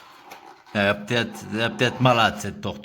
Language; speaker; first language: French; native; French